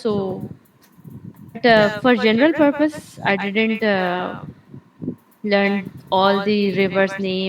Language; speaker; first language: English; non-native, local second language; Urdu